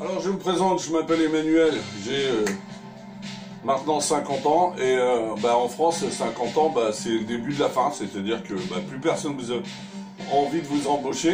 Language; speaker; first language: French; native; French